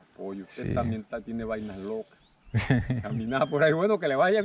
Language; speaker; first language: Spanish; native; Spanish